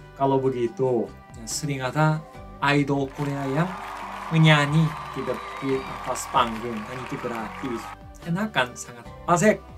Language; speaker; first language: Indonesian; non-native, fluent; Korean